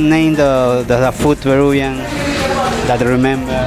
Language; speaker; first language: English; non-native, learner; Spanish